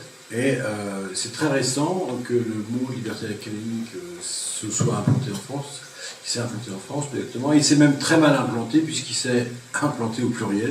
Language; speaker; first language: French; native; French